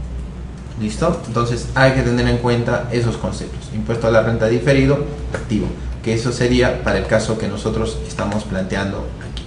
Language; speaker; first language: Spanish; native; Spanish